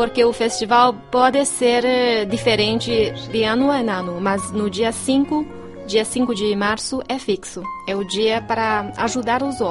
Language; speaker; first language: Portuguese; non-native, fluent; Chinese